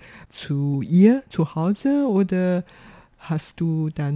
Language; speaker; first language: German; non-native, fluent; Chinese